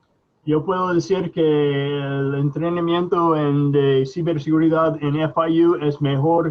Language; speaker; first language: Spanish; non-native, fluent; English